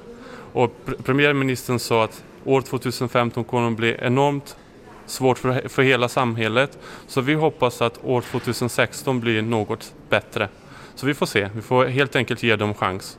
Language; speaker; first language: Swedish; non-native, fluent; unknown